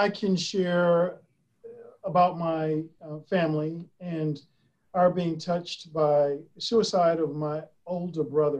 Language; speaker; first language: English; native; English